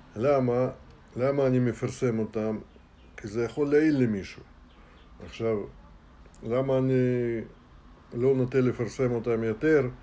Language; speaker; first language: Hebrew; non-native, fluent; Russian